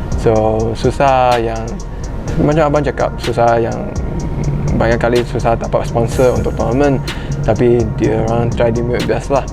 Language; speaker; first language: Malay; non-native, local second language; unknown